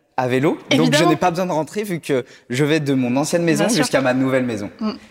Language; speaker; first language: French; native; French